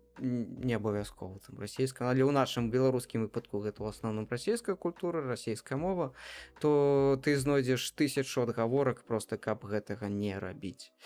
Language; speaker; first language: Belarusian; non-native, local second language; Russian